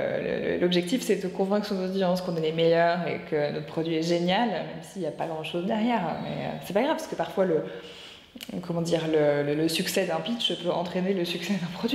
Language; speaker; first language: French; native; French